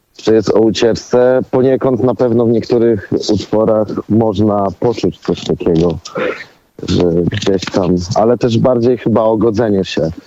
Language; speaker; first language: Polish; native; Polish